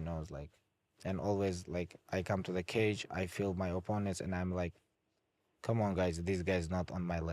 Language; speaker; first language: English; non-native, fluent; Avaric